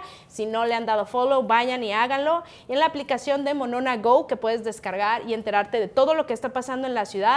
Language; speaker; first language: Spanish; native; Spanish